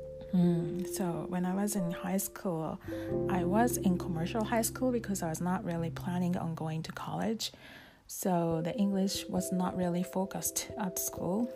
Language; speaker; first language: English; non-native, fluent; Japanese